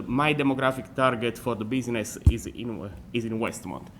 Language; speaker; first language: English; non-native, fluent; Italian